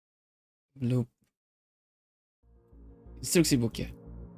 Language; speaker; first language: Dutch; non-native, learner; Swedish